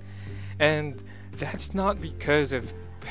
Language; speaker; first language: English; non-native, local second language; Pangasinan